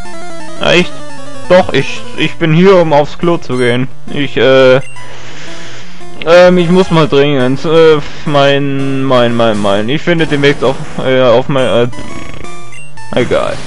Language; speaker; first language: German; native; German